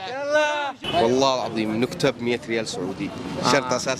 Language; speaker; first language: Arabic; native; Arabic